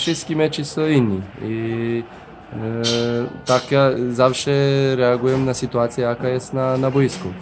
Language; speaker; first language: Polish; non-native, learner; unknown